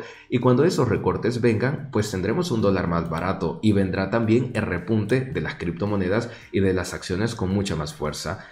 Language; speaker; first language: Spanish; native; Spanish